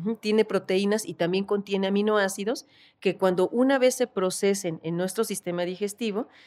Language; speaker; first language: Spanish; native; Spanish